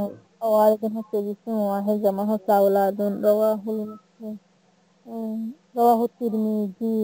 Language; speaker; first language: Arabic; non-native, learner; Bangla